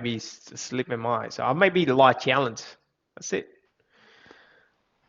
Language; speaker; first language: English; non-native, fluent; Vietnamese